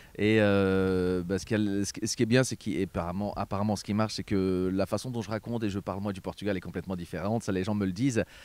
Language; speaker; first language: French; early bilingual, other home language; Portuguese